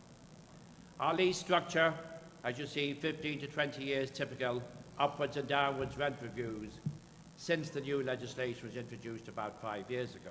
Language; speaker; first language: English; native; English